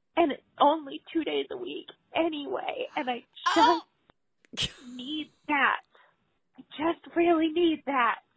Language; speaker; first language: English; native; English